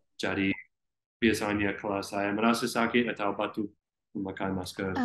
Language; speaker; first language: Indonesian; non-native, learner; English